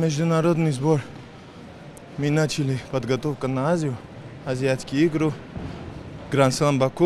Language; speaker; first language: Russian; non-native, fluent; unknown